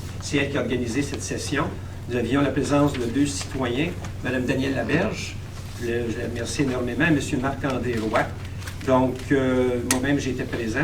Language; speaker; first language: French; native; French